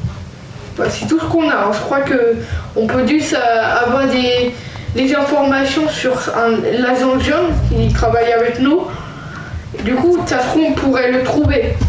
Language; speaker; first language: French; native; French